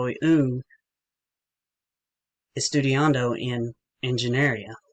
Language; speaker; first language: Spanish; non-native, learner; English